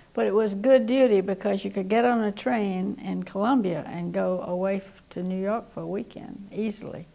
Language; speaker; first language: English; native; English